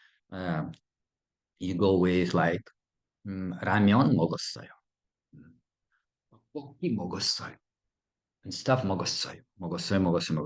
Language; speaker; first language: Korean; non-native, fluent; Russian